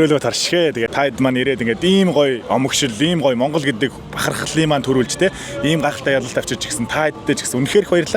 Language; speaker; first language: Mongolian; native; Mongolian